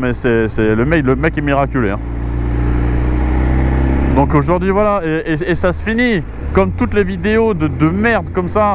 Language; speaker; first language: French; native; French